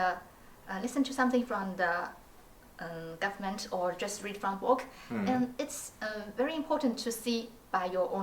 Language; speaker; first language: English; non-native, learner; Chinese